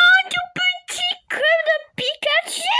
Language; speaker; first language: French; native; French